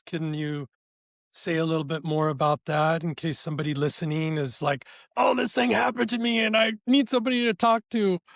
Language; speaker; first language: English; native; English